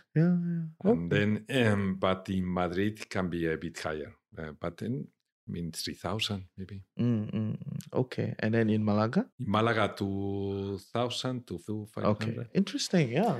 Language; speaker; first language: English; non-native, fluent; Spanish